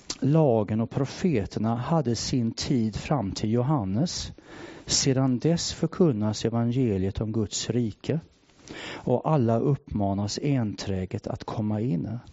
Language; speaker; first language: Swedish; native; Swedish